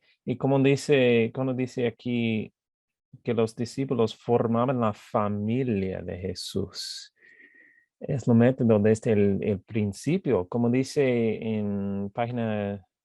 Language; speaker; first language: Spanish; non-native, fluent; English